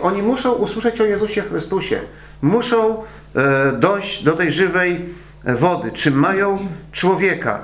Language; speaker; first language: Polish; native; Polish